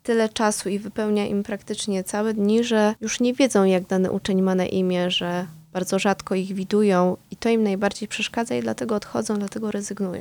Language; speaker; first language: Polish; native; Polish